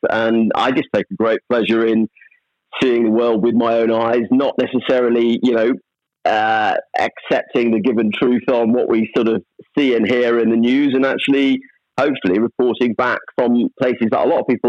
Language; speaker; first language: English; native; English